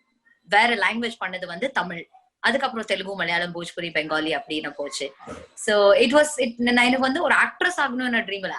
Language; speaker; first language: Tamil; non-native, fluent; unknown